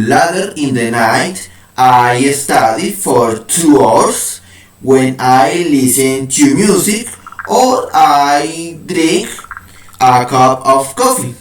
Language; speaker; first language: English; non-native, learner; Spanish